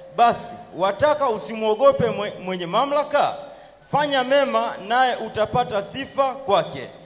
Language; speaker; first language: Swahili; native; Swahili